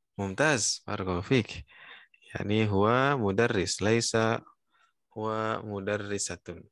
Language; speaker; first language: Arabic; non-native, fluent; Indonesian